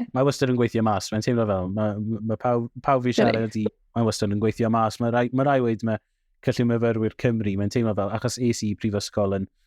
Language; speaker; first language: Welsh; native; Welsh